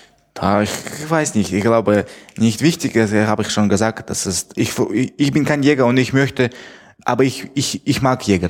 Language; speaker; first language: German; non-native, fluent; Tajik